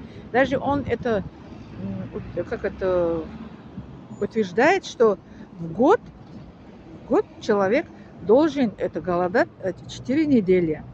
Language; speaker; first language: Russian; non-native, learner; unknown